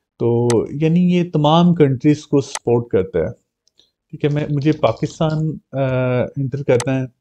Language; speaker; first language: Urdu; non-native, local second language; Punjabi